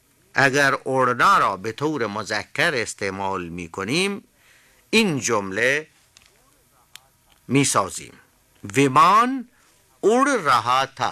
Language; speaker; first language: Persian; non-native, fluent; Hindi